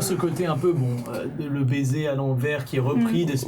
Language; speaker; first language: French; native; French